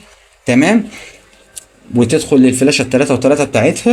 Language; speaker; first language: Arabic; native; Arabic